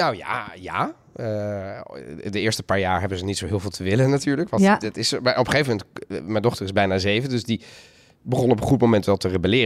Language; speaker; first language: Dutch; native; Dutch